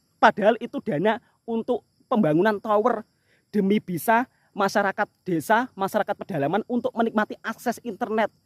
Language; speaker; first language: Indonesian; native; Indonesian